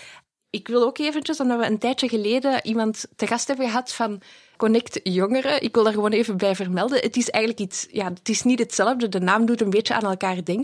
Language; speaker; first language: Dutch; native; Dutch